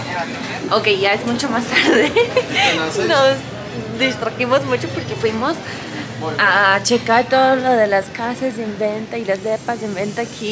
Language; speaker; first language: Spanish; non-native, fluent; English